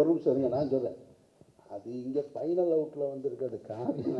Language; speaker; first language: Tamil; native; Tamil